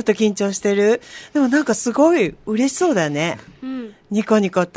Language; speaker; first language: Japanese; native; Japanese